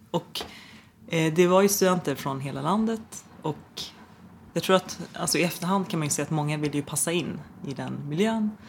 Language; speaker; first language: Swedish; early bilingual, other home language; Persian